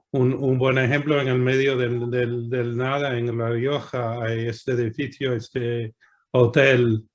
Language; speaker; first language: Spanish; non-native, fluent; English